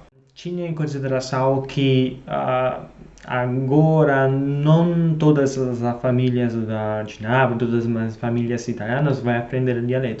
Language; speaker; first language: Portuguese; non-native, fluent; Italian